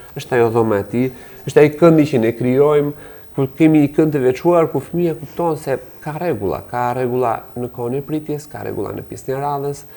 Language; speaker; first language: Albanian; native; Albanian